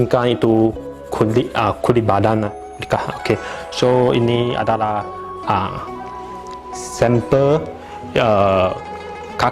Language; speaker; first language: Indonesian; non-native, local second language; Chinese